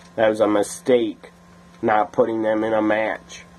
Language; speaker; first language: English; native; English